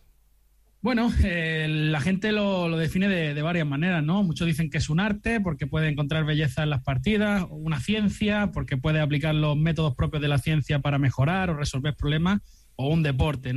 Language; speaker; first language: Spanish; native; Spanish